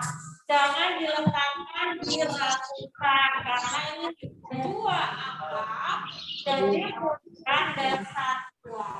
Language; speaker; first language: Indonesian; native; Indonesian